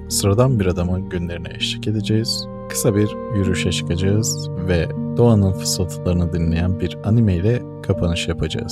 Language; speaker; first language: Turkish; native; Turkish